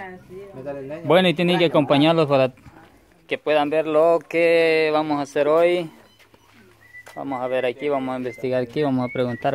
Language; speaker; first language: Spanish; native; Spanish